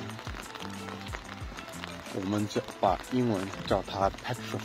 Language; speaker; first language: Chinese; non-native, fluent; English